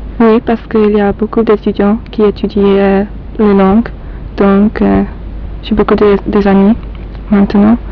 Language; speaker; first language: French; non-native, learner; Polish